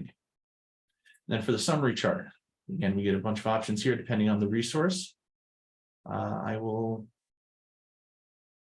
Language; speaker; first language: English; native; English